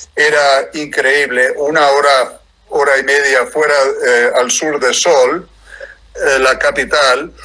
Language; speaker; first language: Spanish; non-native, fluent; English